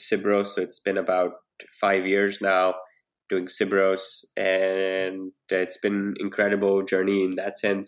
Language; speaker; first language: English; non-native, local second language; Hindi